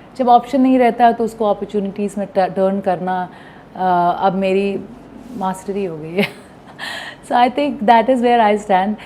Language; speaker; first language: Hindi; non-native, local second language; Bhojpuri